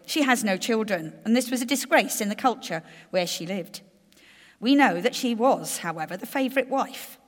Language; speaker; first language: English; native; English